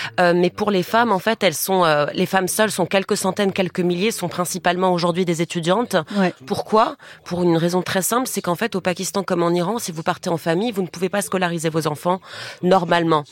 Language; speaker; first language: French; native; French